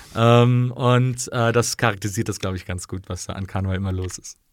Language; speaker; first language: German; native; German